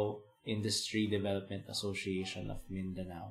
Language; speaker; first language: English; non-native, local second language; Filipino